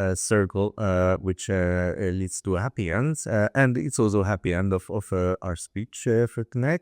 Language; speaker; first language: English; non-native, fluent; Hungarian